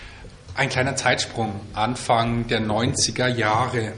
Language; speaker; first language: German; native; German